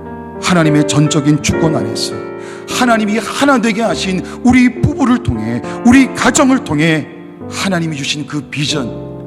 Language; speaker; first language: Korean; native; Korean